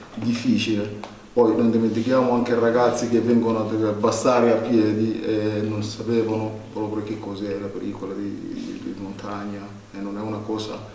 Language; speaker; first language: Italian; non-native, learner; Arabic